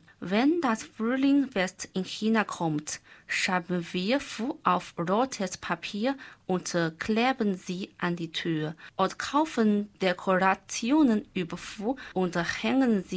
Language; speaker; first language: German; non-native, learner; Chinese